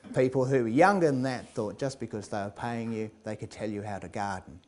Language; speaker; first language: English; native; English